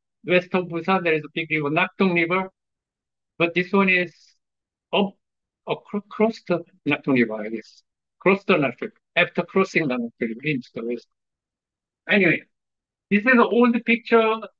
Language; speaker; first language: English; non-native, fluent; Korean